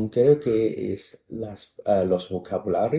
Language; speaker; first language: Spanish; non-native, fluent; Cantonese